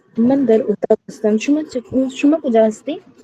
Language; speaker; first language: Persian; non-native, learner; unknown